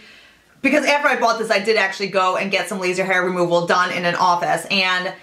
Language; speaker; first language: English; native; English